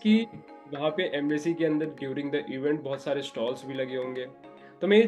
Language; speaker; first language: Hindi; native; Hindi